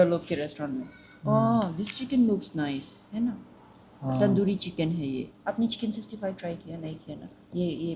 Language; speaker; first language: Hindi; non-native, learner; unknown